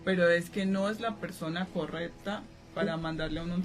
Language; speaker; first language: Spanish; native; Spanish